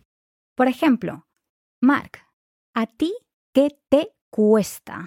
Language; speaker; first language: Spanish; native; Spanish